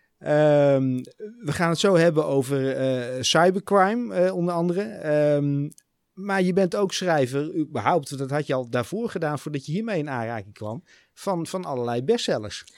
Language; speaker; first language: Dutch; native; Dutch